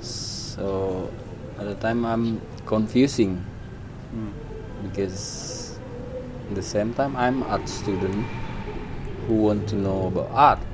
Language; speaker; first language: English; non-native, learner; Indonesian